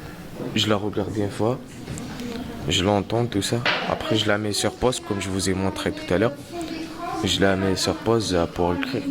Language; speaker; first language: French; non-native, learner; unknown